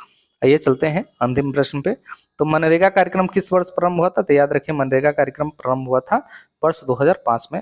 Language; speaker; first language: Hindi; native; Hindi